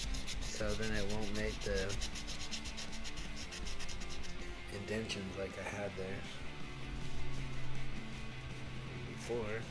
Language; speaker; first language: English; native; English